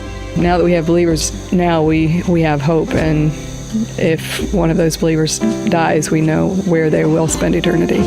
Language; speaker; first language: English; native; English